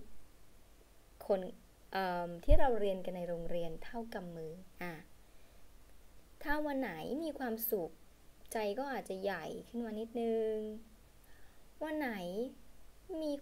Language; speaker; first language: Thai; native; Thai